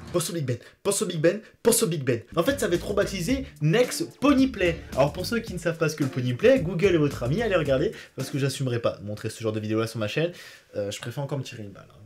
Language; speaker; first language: French; native; French